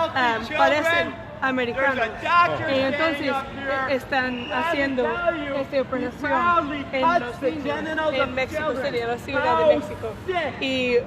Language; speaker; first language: Spanish; non-native, learner; English